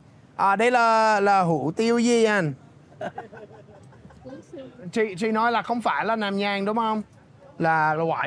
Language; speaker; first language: Vietnamese; non-native, fluent; English